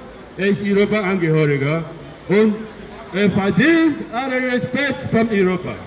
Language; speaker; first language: German; non-native, learner; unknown